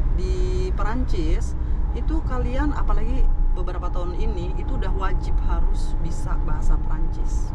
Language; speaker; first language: Indonesian; native; Indonesian